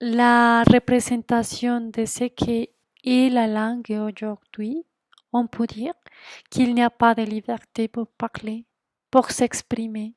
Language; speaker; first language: French; non-native, fluent; Spanish